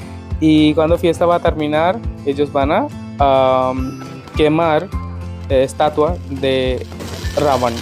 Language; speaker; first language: Spanish; non-native, fluent; Hindi